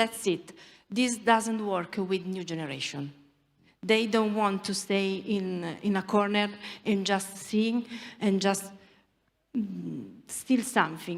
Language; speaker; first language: English; non-native, learner; Italian